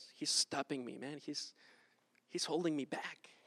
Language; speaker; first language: English; non-native, fluent; Spanish